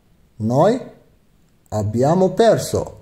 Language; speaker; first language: Italian; non-native, fluent; Arabic